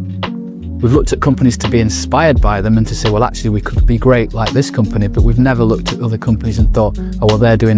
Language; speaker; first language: English; native; English